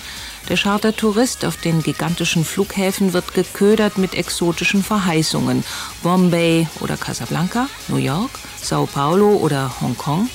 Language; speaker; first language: German; native; German